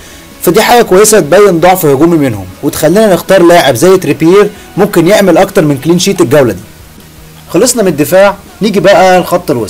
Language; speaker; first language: Arabic; native; Arabic